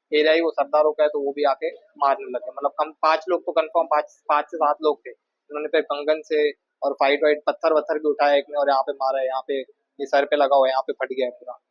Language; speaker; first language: Hindi; native; Hindi